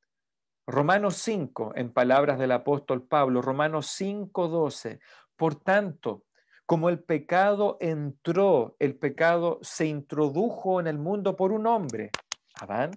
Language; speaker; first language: Spanish; native; Spanish